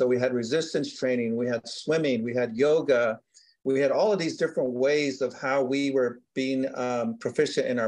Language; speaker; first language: English; native; English